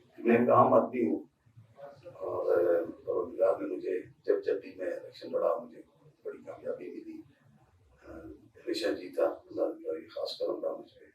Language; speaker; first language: Urdu; non-native, local second language; Punjabi